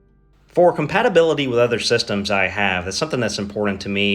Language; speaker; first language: English; native; English